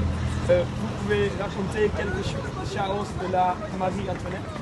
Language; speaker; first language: French; non-native, learner; Dutch